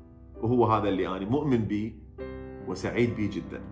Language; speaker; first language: Arabic; native; Arabic